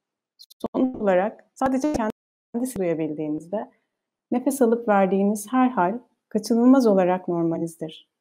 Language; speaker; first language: Turkish; native; Turkish